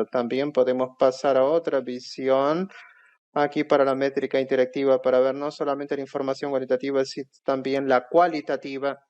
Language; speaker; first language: Spanish; non-native, fluent; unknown